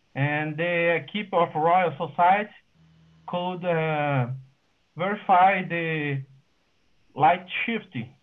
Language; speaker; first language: English; non-native, learner; Portuguese